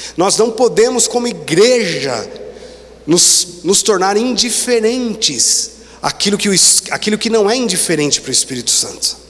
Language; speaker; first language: Portuguese; native; Portuguese